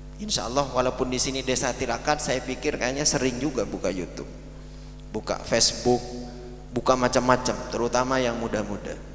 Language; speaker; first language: Indonesian; non-native, local second language; Madurese